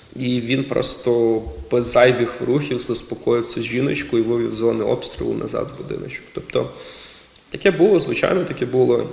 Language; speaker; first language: Ukrainian; non-native, local second language; Russian